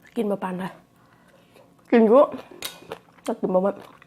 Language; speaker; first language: Thai; native; Thai